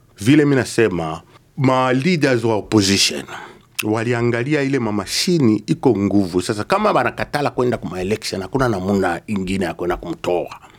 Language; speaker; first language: Swahili; native; Swahili